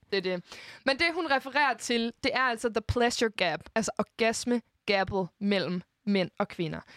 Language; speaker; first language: Danish; native; Danish